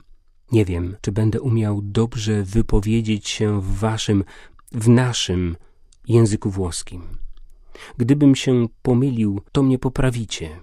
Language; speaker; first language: Polish; native; Polish